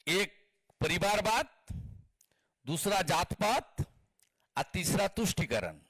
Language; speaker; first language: Hindi; non-native, local second language; Bangla